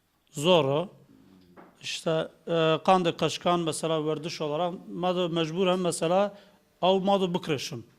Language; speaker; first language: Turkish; non-native, local second language; Zaza